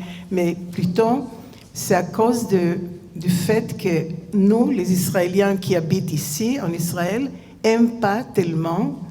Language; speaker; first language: French; non-native, fluent; Hebrew